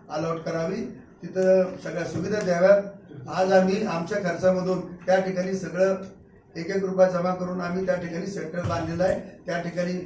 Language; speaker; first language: Marathi; native; Marathi